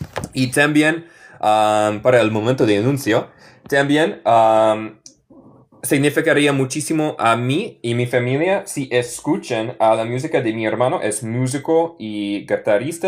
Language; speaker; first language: Spanish; non-native, fluent; English